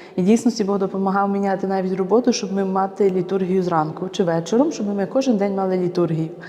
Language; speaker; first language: Ukrainian; native; Ukrainian